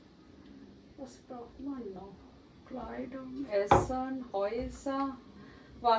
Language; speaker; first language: German; non-native, learner; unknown